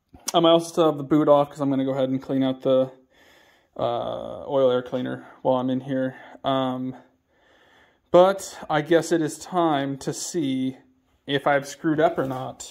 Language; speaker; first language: English; native; English